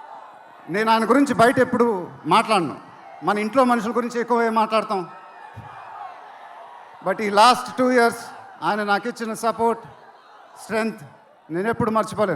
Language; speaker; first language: Telugu; native; Telugu